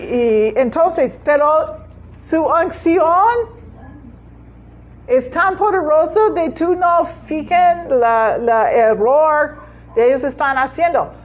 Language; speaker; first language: Spanish; non-native, learner; English